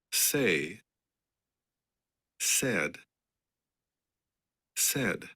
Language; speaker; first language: English; non-native, learner; Spanish